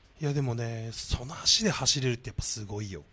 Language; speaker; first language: Japanese; native; Japanese